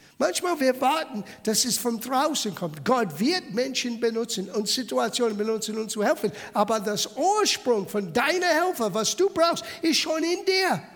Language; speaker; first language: German; non-native, fluent; English